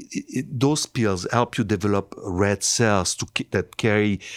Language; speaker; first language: English; non-native, fluent; French